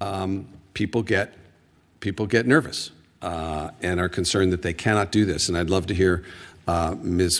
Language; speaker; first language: English; native; English